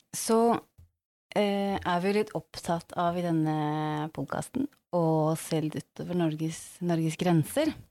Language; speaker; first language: Norwegian; native; Norwegian